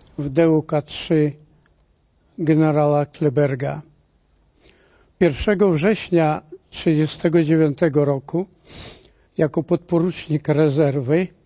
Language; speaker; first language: Polish; native; Polish